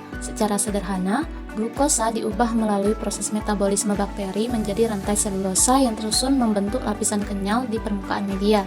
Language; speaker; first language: Indonesian; native; Indonesian